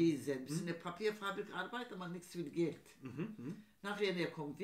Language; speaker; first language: German; non-native, learner; Turkish